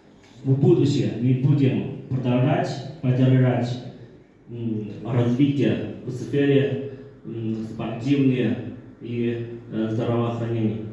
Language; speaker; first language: Russian; non-native, fluent; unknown